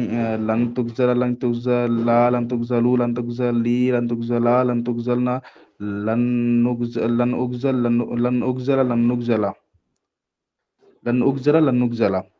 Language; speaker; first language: Arabic; non-native, learner; Urdu